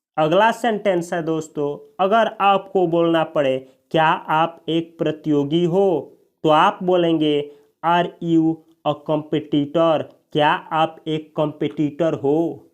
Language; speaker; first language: Hindi; native; Hindi